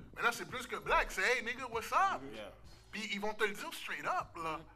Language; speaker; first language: French; native; French